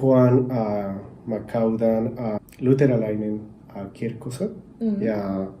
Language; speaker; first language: Finnish; non-native, learner; Spanish